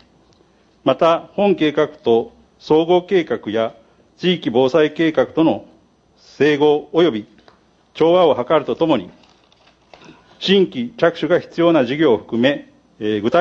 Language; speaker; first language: Japanese; native; Japanese